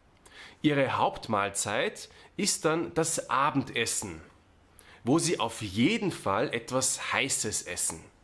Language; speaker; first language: German; non-native, fluent; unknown